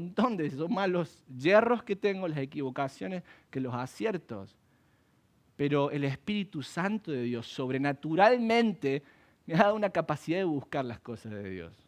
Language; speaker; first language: Spanish; native; Spanish